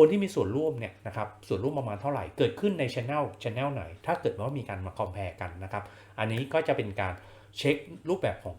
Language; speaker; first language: Thai; native; Thai